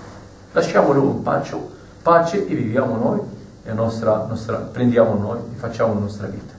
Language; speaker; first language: Italian; non-native, fluent; Arabic